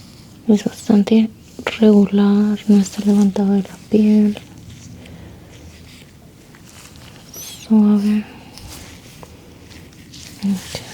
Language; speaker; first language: Spanish; early bilingual, heritage; Spanish